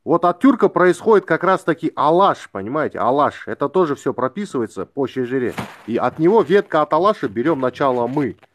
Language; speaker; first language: Russian; non-native, local second language; Kazakh